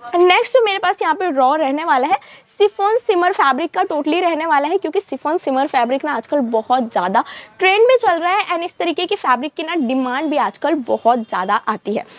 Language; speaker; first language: Hindi; native; Hindi